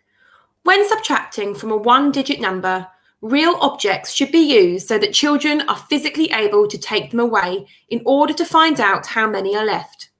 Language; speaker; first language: English; native; English